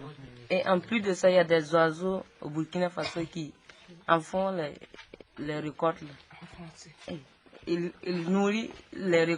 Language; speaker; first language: French; non-native, local second language; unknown